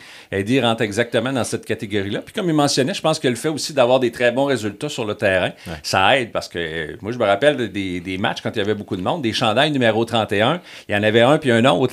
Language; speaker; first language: French; native; French